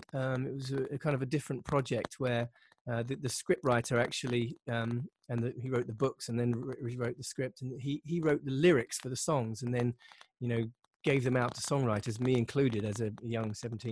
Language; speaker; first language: English; native; English